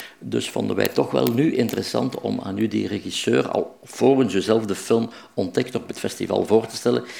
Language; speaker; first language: Dutch; native; Dutch